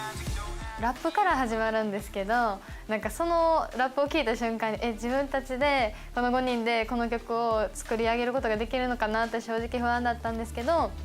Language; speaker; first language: Japanese; native; Japanese